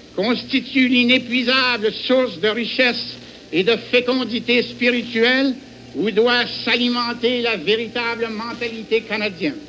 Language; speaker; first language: French; native; French